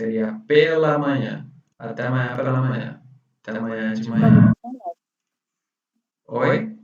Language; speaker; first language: Portuguese; non-native, fluent; Spanish